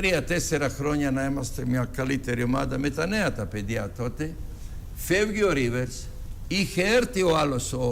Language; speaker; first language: Greek; non-native, fluent; Serbian